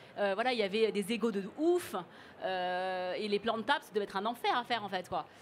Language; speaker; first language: French; early bilingual, other home language; Cantonese